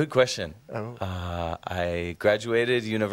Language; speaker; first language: English; non-native, fluent; Spanish